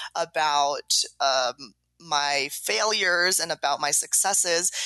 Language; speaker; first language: English; native; English